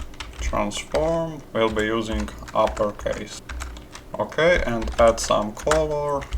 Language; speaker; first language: English; non-native, fluent; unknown